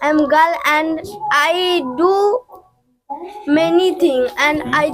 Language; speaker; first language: English; non-native, learner; Odia